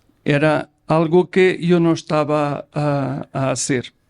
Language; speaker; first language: Spanish; non-native, learner; Portuguese